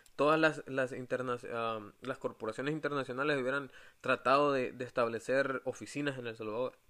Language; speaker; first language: Spanish; native; Spanish